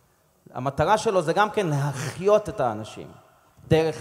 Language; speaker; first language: Hebrew; non-native, fluent; English